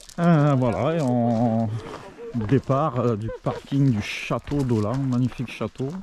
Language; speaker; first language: French; native; French